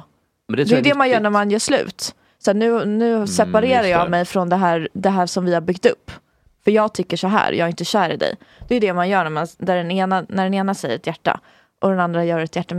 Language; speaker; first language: Swedish; native; Swedish